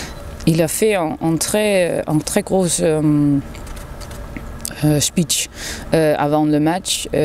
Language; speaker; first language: French; non-native, learner; Danish